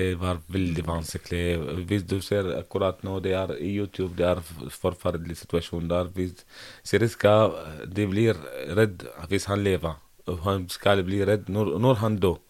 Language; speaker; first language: Norwegian; non-native, learner; Arabic